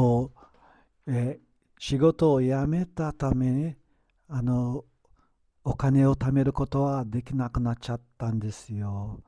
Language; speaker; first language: Japanese; non-native, fluent; Portuguese